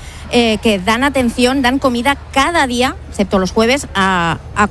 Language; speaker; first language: Spanish; native; Spanish